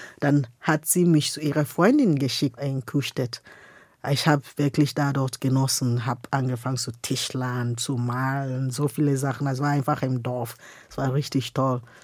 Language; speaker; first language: German; non-native, fluent; Igbo